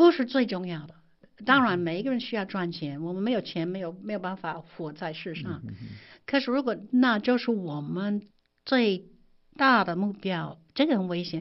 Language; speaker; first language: Chinese; non-native, fluent; English